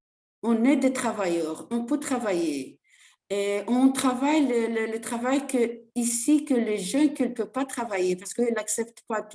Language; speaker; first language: French; non-native, learner; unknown